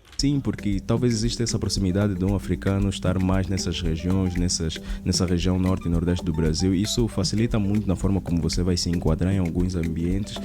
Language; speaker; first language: Portuguese; native; Portuguese